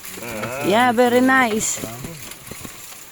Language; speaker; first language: English; non-native, local second language; Filipino